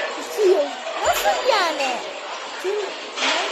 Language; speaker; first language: Turkish; early bilingual, heritage; Turkish